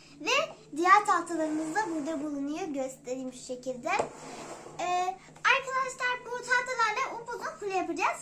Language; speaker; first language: Turkish; native; Turkish